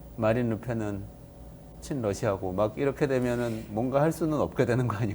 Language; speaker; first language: Korean; native; Korean